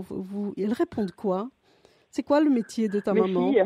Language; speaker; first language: French; native; French